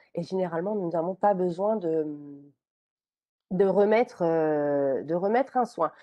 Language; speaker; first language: French; native; French